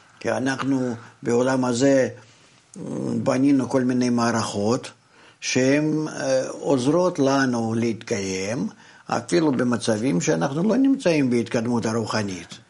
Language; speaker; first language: Hebrew; non-native, fluent; Russian